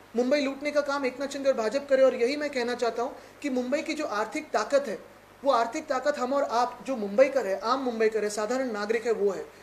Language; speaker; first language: Hindi; non-native, local second language; Marathi